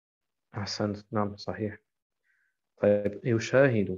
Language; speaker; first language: Arabic; non-native, fluent; German